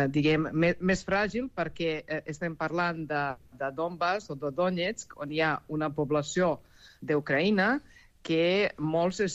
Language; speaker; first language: Catalan; non-native, fluent; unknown